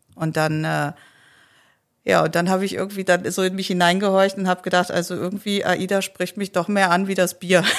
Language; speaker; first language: German; early bilingual, other home language; Polish